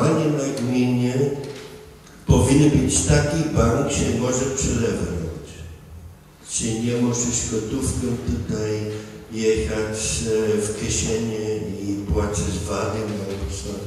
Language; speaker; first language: Polish; non-native, learner; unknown